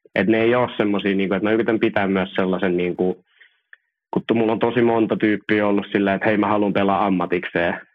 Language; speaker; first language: Finnish; early bilingual, other home language; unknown